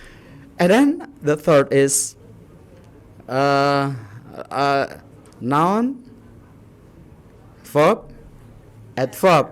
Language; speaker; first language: English; non-native, learner; Indonesian